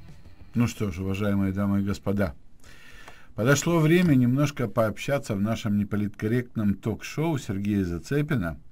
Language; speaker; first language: Russian; native; Russian